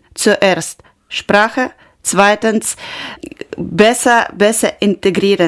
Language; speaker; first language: German; non-native, learner; Ukrainian